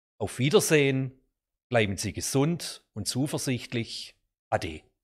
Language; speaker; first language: German; native; German